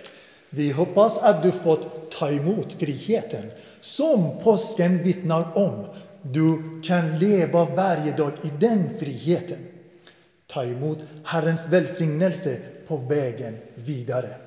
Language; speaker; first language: Swedish; non-native, fluent; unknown